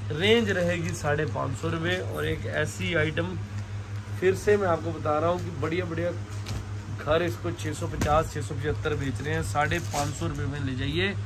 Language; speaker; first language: Hindi; non-native, local second language; Punjabi